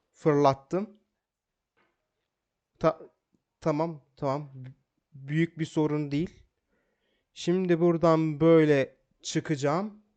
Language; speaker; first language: Turkish; native; Turkish